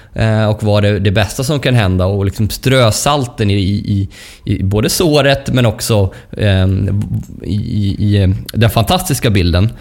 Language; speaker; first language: Swedish; native; Swedish